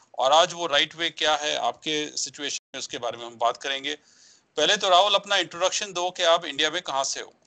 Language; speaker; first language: Hindi; non-native, local second language; Punjabi